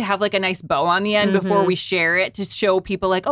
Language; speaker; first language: English; native; English